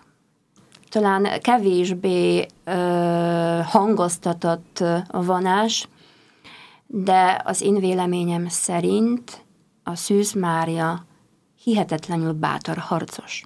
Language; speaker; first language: Hungarian; non-native, fluent; Polish